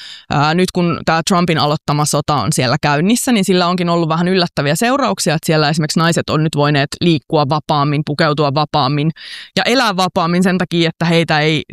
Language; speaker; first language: Finnish; native; Finnish